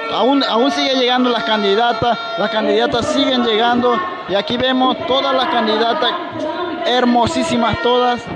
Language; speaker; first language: Spanish; non-native, local second language; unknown